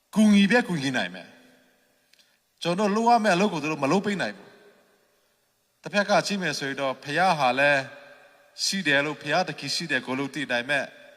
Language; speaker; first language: Burmese; non-native, local second language; Hakha Chin